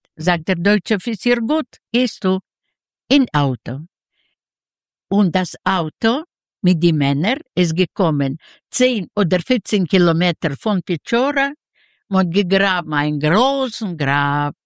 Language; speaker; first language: German; non-native, learner; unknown